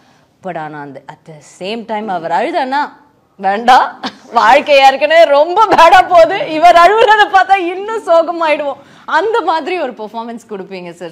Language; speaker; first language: Tamil; native; Tamil